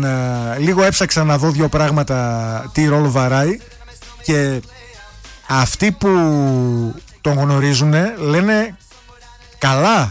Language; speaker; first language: Greek; native; Greek